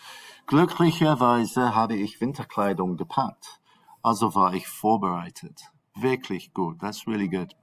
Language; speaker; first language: German; non-native, fluent; English